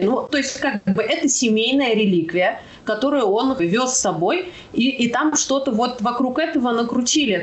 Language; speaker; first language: Russian; native; Russian